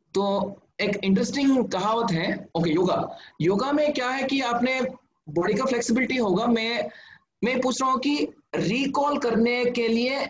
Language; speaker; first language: Hindi; non-native, local second language; Telugu